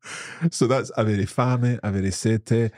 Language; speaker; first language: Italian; non-native, fluent; English